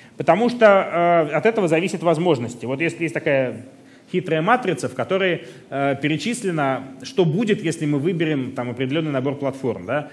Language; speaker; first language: Russian; native; Russian